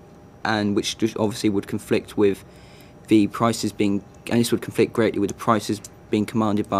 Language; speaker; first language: English; native; English